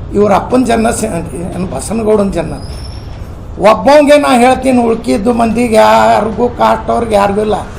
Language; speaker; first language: Kannada; non-native, local second language; Urdu